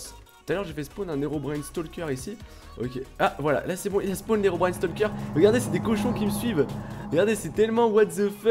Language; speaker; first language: French; native; French